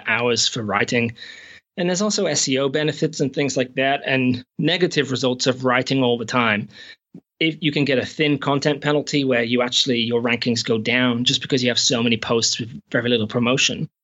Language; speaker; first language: English; native; English